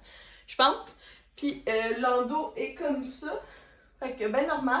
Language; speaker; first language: French; native; French